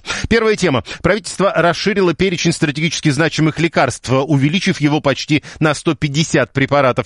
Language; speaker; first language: Russian; native; Russian